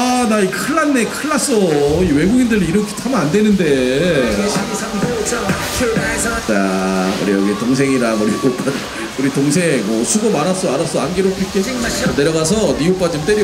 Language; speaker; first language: Korean; native; Korean